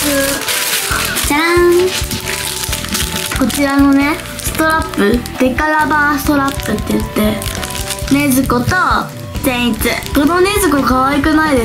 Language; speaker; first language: Japanese; native; Japanese